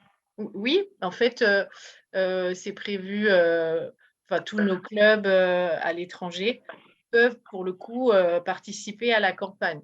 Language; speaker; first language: French; native; French